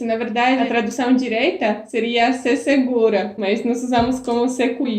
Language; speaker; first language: Portuguese; non-native, fluent; Polish